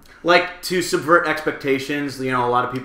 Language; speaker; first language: English; native; English